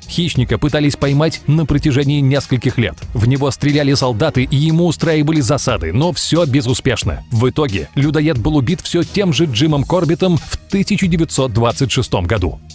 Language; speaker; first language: Russian; native; Russian